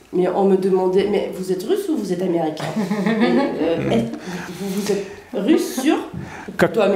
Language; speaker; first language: French; non-native, fluent; Russian